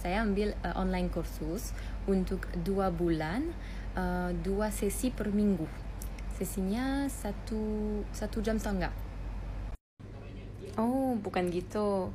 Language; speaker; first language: Indonesian; non-native, learner; French